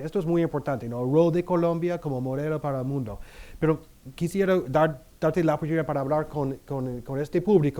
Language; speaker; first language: Spanish; non-native, fluent; English